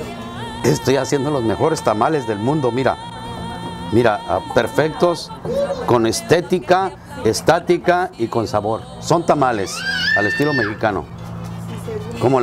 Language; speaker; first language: Spanish; native; Spanish